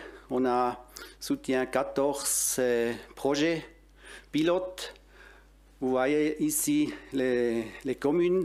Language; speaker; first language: French; non-native, local second language; German